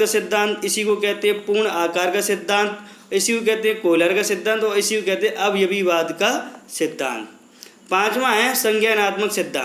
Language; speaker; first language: Hindi; native; Hindi